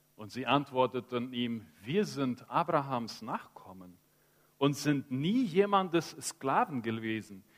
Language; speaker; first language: German; early bilingual, heritage; Spanish